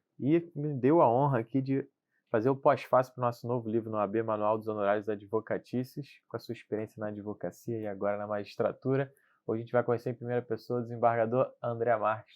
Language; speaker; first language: Portuguese; native; Portuguese